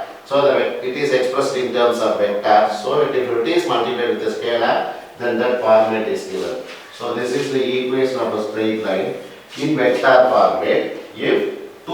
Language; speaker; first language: English; non-native, local second language; Tamil